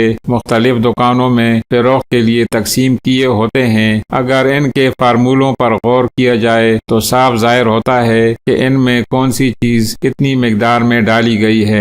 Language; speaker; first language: Urdu; native; Urdu